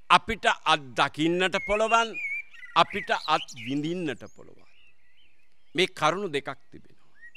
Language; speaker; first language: Sinhala; native; Sinhala